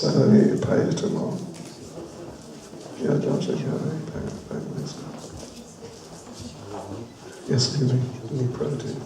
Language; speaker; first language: Russian; non-native, learner; English